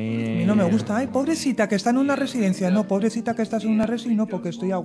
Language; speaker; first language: Spanish; native; Spanish